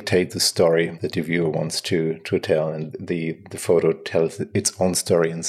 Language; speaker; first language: English; non-native, fluent; German